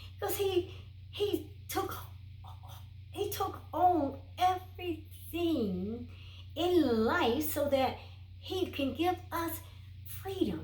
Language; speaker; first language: English; native; English